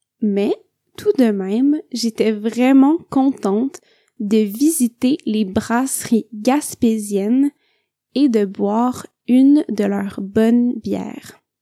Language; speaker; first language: French; native; French